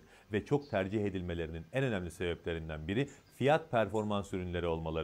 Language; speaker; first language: Turkish; native; Turkish